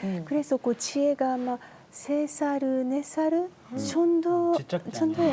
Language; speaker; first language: Korean; non-native, learner; Japanese